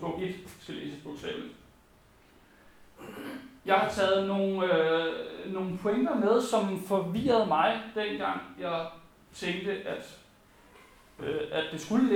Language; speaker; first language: Danish; native; Danish